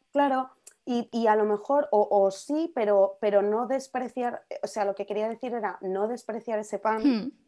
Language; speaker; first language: Spanish; native; Spanish